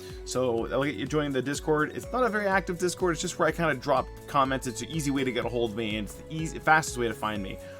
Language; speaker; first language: English; native; English